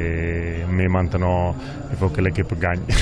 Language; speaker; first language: French; non-native, learner; Italian